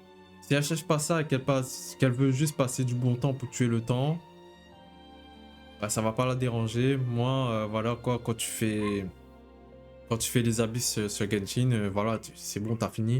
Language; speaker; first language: French; native; French